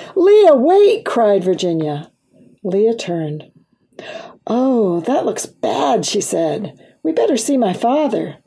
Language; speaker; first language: English; early bilingual, other home language; German